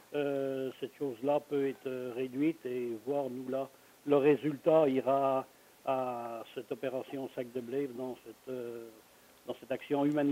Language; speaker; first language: French; native; French